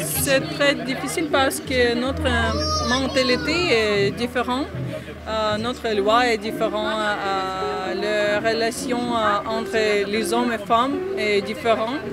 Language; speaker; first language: French; non-native, learner; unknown